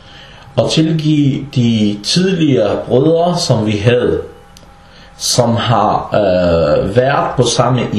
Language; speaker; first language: Danish; early bilingual, other home language; Arabic